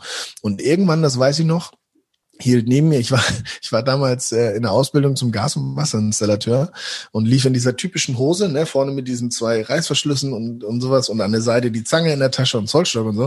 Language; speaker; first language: German; native; German